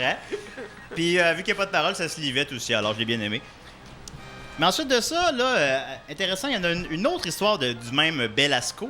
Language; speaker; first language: French; native; French